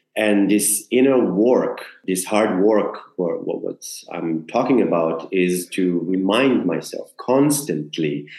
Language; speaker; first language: English; non-native, fluent; Hebrew